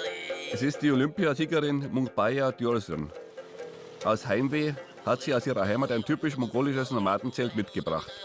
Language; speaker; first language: German; native; German